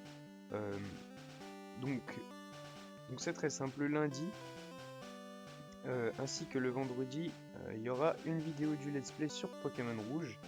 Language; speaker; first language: French; native; French